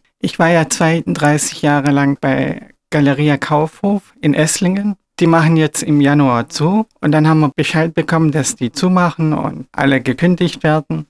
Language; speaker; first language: German; early bilingual, other home language; Turkish